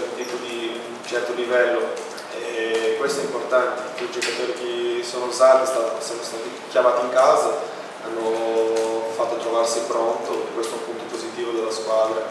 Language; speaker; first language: Italian; non-native, fluent; Portuguese